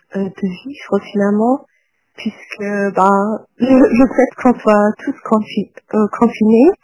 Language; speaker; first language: French; non-native, fluent; German